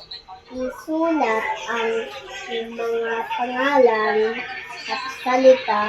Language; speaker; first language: Filipino; non-native, local second language; Bikol